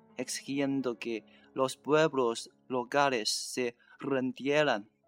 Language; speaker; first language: Spanish; non-native, learner; Chinese